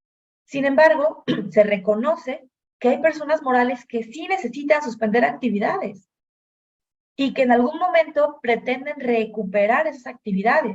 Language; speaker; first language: Spanish; native; Spanish